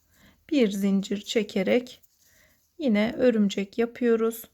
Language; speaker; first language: Turkish; native; Turkish